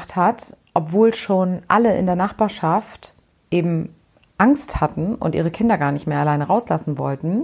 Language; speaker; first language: German; native; German